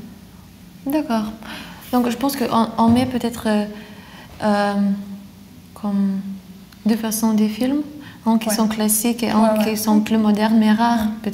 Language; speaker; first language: French; non-native, fluent; Lithuanian